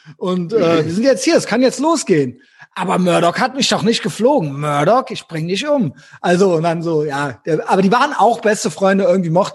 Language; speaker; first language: German; native; German